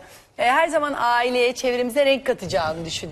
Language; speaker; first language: Turkish; native; Turkish